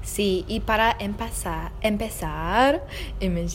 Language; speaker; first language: Spanish; non-native, learner; English